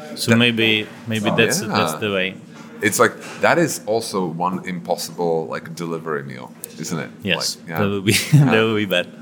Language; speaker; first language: English; non-native, fluent; Czech